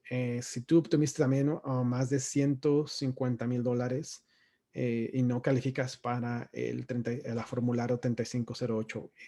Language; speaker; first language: Spanish; native; Spanish